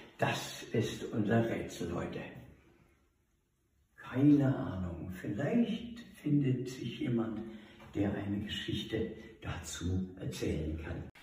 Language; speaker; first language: German; native; German